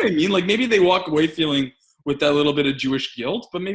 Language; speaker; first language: English; native; English